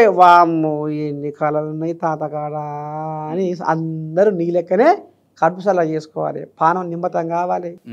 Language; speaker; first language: Telugu; native; Telugu